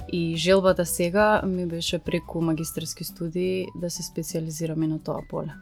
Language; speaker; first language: Macedonian; native; Macedonian